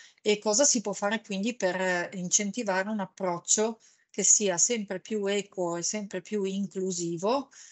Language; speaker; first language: Italian; native; Italian